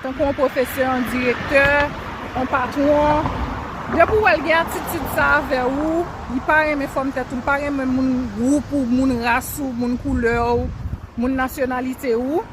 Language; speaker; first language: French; non-native, learner; Haitian Creole